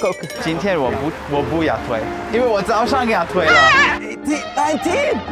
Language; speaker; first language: Chinese; non-native, learner; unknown